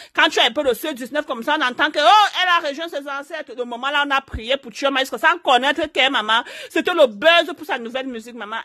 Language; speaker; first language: French; non-native, local second language; Haitian Creole